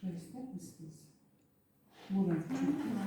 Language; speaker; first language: Turkish; non-native, learner; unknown